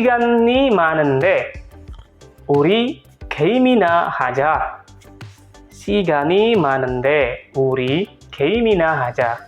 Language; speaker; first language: Korean; non-native, fluent; Indonesian